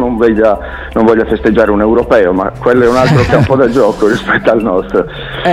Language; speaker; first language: Italian; native; Italian